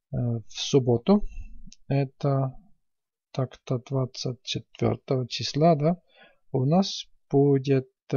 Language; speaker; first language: Russian; non-native, fluent; Estonian